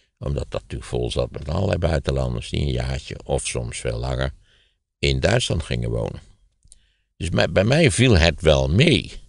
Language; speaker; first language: Dutch; native; Dutch